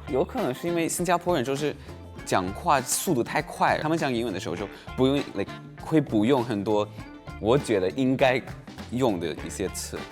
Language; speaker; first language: Chinese; non-native, fluent; English